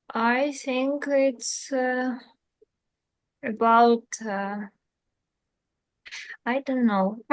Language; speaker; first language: English; non-native, learner; Russian